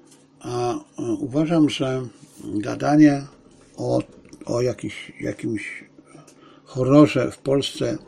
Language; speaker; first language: Polish; native; Polish